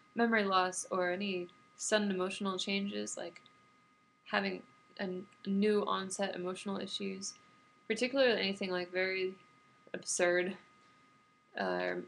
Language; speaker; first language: English; native; English